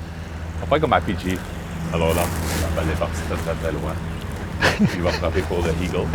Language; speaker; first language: French; native; French